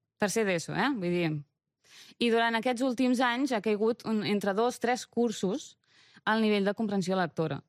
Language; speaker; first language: Catalan; early bilingual, other home language; Romanian